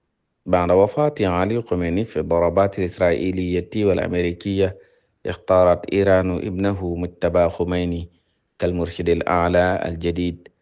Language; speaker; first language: Arabic; non-native, fluent; Wolof